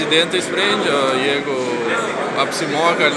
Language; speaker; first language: Lithuanian; non-native, learner; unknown